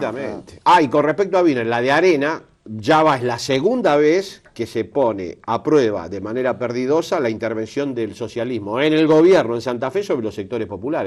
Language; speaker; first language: Spanish; native; Spanish